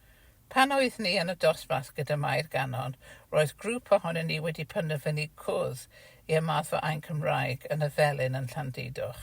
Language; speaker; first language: Welsh; non-native, fluent; English